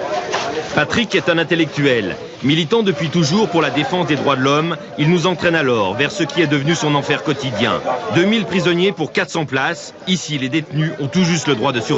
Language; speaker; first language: French; native; French